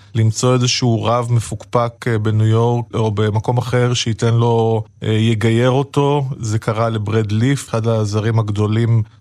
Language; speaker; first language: Hebrew; native; Hebrew